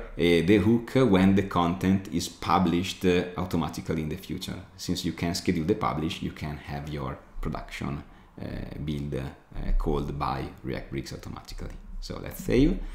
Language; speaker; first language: English; non-native, fluent; Italian